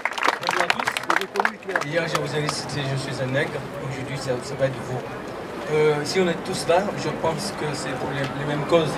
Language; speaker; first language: French; native; French